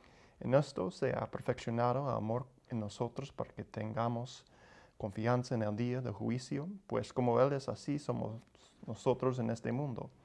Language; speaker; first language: Spanish; non-native, learner; English